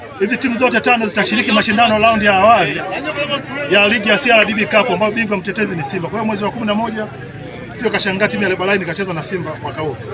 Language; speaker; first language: Swahili; native; Swahili